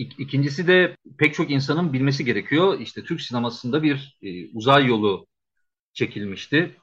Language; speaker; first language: Turkish; native; Turkish